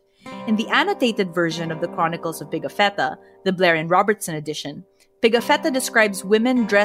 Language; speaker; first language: English; non-native, local second language; Filipino